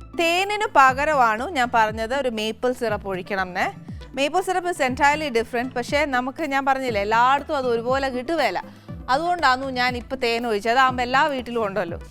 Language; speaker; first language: Malayalam; native; Malayalam